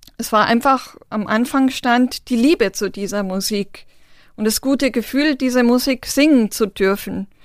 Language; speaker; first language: German; non-native, local second language; Romany